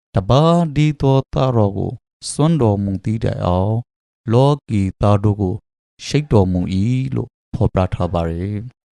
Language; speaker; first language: Burmese; native; Burmese